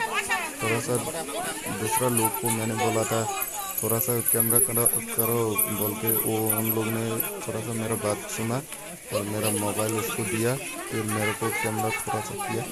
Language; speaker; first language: Hindi; non-native, local second language; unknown